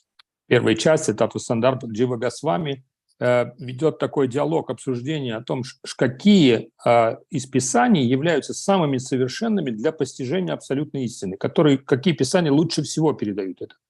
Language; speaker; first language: Russian; native; Russian